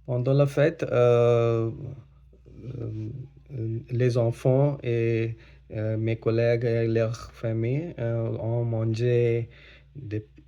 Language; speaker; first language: French; non-native, learner; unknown